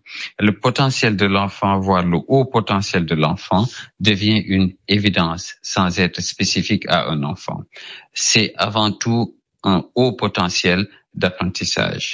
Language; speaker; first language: French; non-native, local second language; Wolof